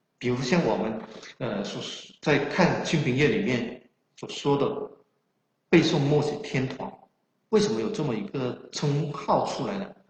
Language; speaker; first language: Chinese; non-native, local second language; Min Nan Chinese